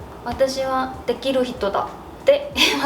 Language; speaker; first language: Japanese; non-native, learner; Korean